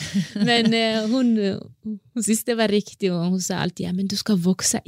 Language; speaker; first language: Norwegian; non-native, fluent; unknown